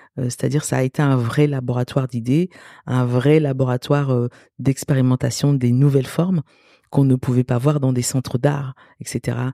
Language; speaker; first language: French; early bilingual, other home language; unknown